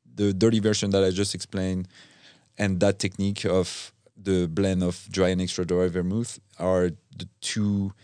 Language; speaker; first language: English; non-native, fluent; French